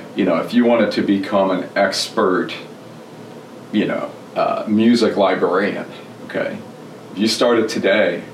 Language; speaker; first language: English; early bilingual, other home language; German